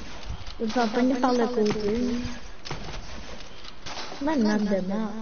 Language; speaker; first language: French; native; French